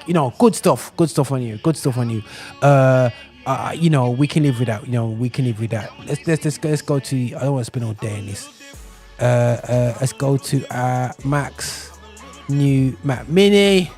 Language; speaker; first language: English; native; English